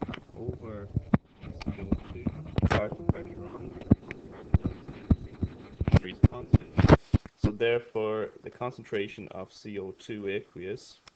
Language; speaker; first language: English; native; English